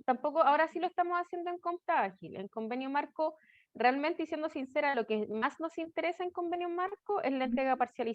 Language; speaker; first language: Spanish; native; Spanish